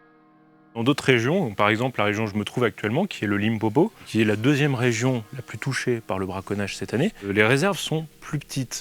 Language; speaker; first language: French; native; French